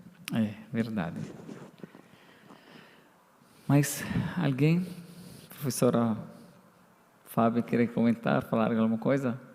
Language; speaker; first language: Portuguese; non-native, fluent; Arabic